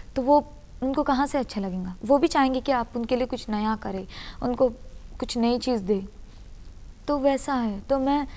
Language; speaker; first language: Hindi; non-native, local second language; Urdu